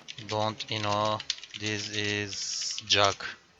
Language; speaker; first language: English; non-native, learner; Turkish